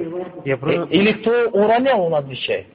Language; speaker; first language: Russian; non-native, fluent; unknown